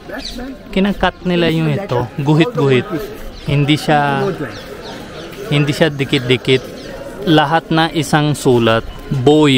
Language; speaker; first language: Filipino; non-native, learner; Hindi